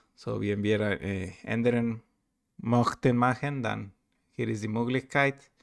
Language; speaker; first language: German; non-native, learner; Spanish